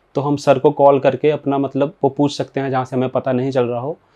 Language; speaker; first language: Hindi; native; Hindi